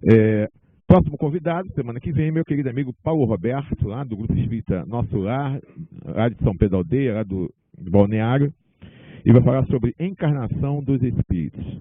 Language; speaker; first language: Portuguese; native; Portuguese